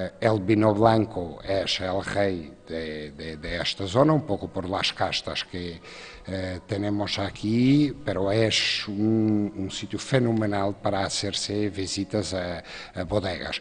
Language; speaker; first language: Spanish; non-native, fluent; Portuguese